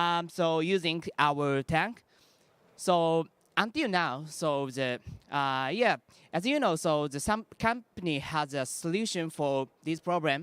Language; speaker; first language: English; non-native, learner; Japanese